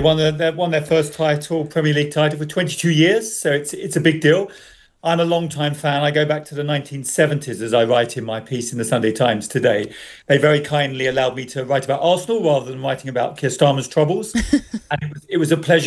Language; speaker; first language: English; native; English